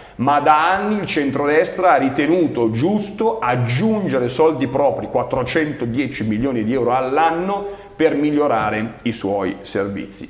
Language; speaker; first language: Italian; native; Italian